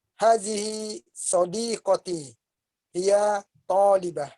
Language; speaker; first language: Arabic; non-native, learner; Indonesian